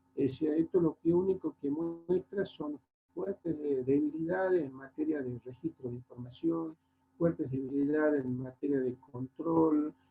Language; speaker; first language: Spanish; native; Spanish